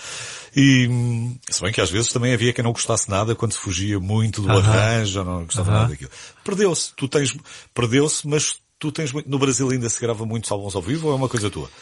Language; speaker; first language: Portuguese; native; Portuguese